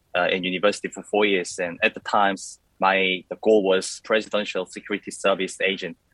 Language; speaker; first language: English; non-native, learner; Korean